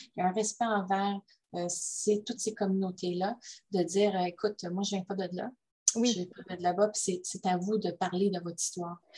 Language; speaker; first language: French; native; French